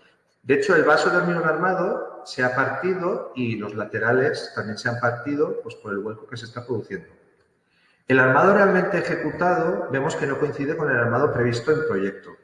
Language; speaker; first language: Spanish; native; Spanish